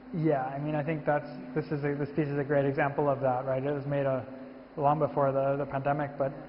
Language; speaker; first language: English; native; English